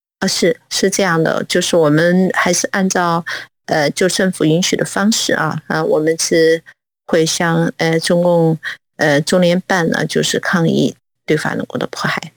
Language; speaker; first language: Chinese; non-native, local second language; Cantonese